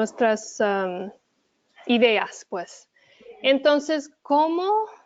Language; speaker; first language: Spanish; early bilingual, heritage; Spanish